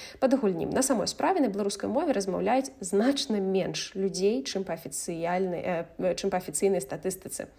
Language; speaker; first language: Belarusian; non-native, local second language; Russian